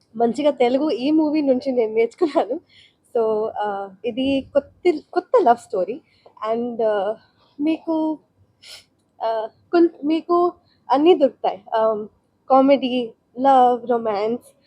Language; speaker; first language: Telugu; non-native, learner; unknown